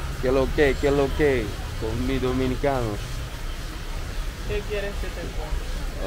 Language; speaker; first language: Spanish; non-native, learner; English